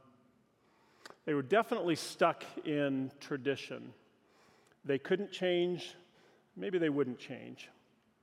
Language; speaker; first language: English; native; English